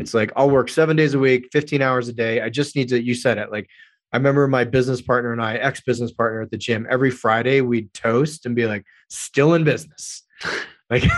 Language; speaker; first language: English; native; English